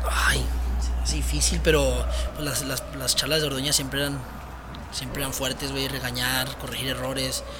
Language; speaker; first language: Spanish; early bilingual, heritage; Spanish